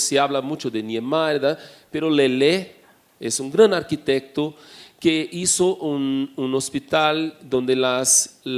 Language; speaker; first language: Spanish; non-native, fluent; Portuguese